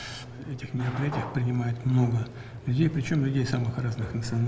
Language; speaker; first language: Russian; native; Russian